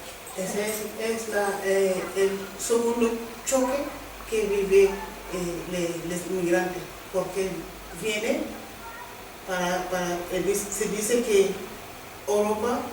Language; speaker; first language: Spanish; non-native, learner; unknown